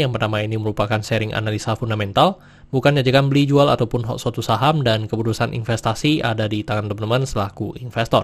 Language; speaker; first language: Indonesian; native; Indonesian